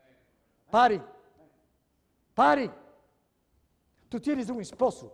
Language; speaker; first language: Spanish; non-native, fluent; Portuguese